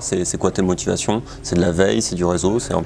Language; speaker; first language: French; native; French